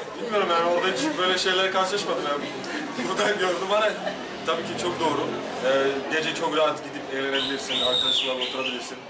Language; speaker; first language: Turkish; non-native, fluent; Slovak